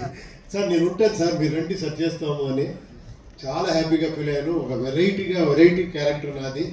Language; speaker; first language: Telugu; non-native, fluent; Kannada